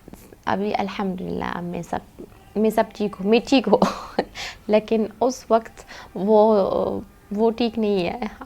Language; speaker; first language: Hindi; non-native, learner; Arabic